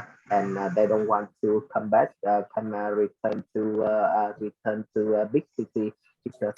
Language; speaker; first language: English; non-native, learner; Vietnamese